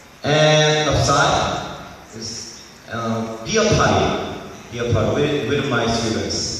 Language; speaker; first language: English; non-native, learner; Korean